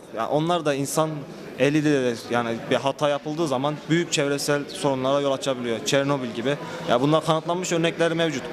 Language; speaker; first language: Turkish; native; Turkish